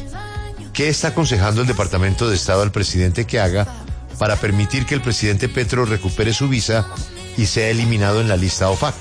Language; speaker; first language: Spanish; native; Spanish